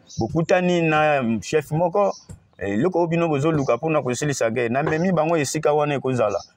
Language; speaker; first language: Lingala; non-native, local second language; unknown